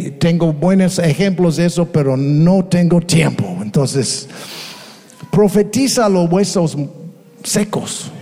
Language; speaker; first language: Spanish; non-native, fluent; English